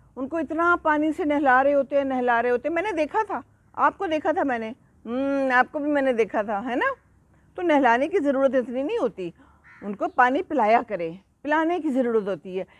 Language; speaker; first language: Urdu; native; Urdu